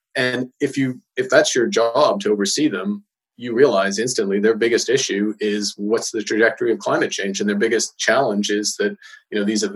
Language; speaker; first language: English; native; English